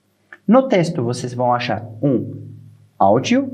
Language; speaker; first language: Portuguese; non-native, fluent; Arabic